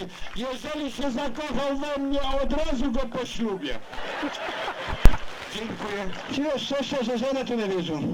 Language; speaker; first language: Polish; non-native, local second language; Rusyn